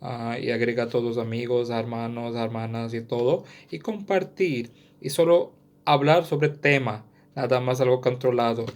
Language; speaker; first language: Spanish; non-native, learner; Sindhi